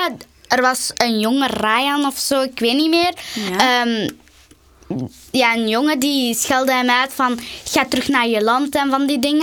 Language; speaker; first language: Dutch; early bilingual, other home language; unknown